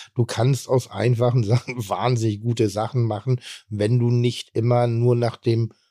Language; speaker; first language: English; non-native, fluent; German